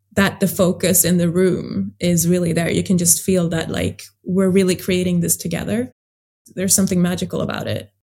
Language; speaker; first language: English; early bilingual, other home language; Swedish